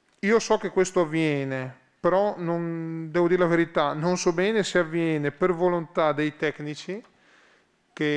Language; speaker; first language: Italian; native; Italian